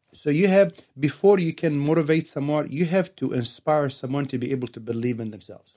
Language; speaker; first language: English; non-native, fluent; Arabic